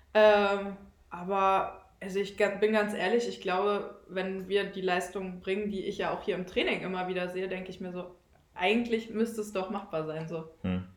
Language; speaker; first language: German; native; German